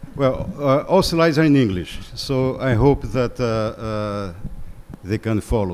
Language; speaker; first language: English; non-native, fluent; Portuguese